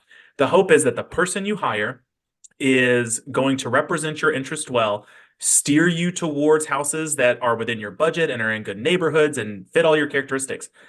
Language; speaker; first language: English; native; English